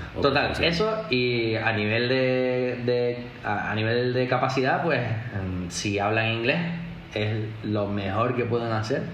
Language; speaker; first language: Spanish; native; Spanish